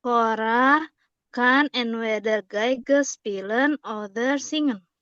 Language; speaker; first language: German; non-native, learner; Indonesian